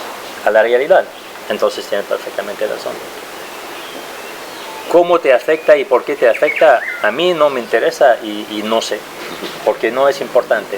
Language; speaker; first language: Spanish; non-native, fluent; French